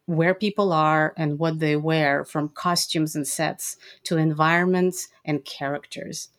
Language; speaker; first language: English; non-native, fluent; Russian